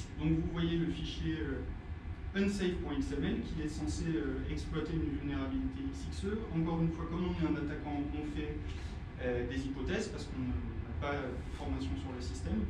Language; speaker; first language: French; native; French